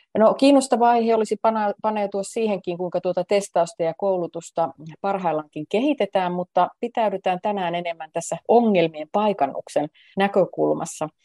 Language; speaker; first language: Finnish; native; Finnish